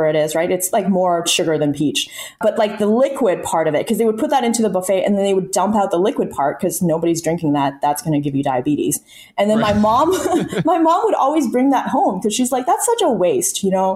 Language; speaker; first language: English; early bilingual, other home language; Chinese